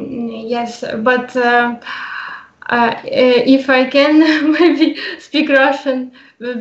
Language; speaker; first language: English; non-native, learner; Russian